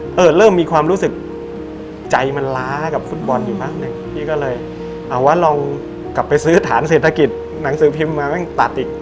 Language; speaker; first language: Thai; native; Thai